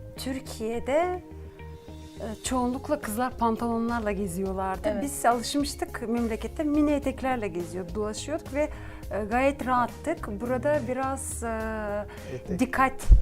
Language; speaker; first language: Turkish; non-native, fluent; Gagauz